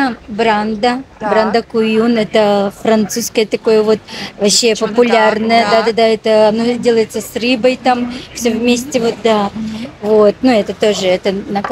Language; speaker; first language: Russian; non-native, learner; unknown